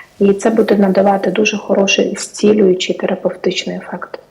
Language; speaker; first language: Ukrainian; native; Ukrainian